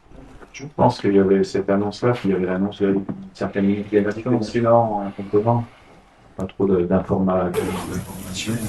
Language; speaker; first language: French; non-native, fluent; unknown